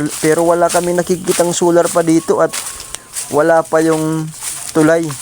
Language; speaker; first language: Filipino; non-native, local second language; Waray